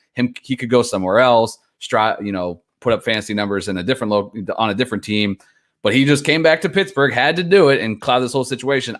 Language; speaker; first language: English; native; English